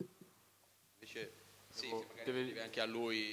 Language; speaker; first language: Italian; native; Italian